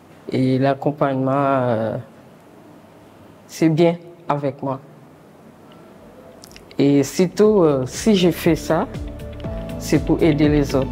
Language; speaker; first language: French; non-native, local second language; Guadeloupean Creole French